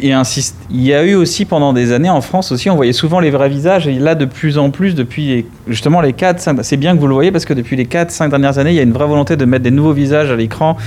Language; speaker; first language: French; native; French